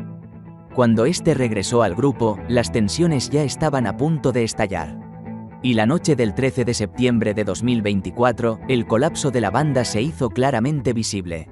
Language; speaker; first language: Spanish; native; Spanish